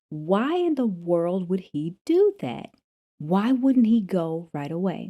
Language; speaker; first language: English; native; English